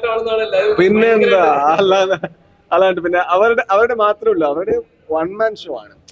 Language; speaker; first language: Malayalam; non-native, learner; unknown